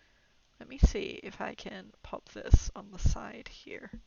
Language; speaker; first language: English; native; English